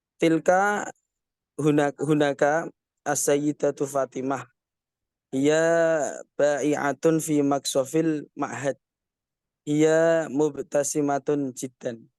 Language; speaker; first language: Arabic; non-native, learner; Indonesian